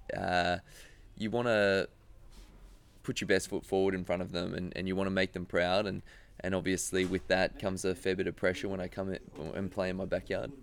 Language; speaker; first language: English; native; English